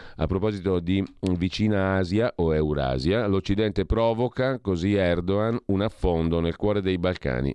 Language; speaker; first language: Italian; native; Italian